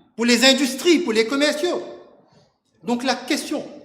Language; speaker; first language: French; non-native, local second language; Morisyen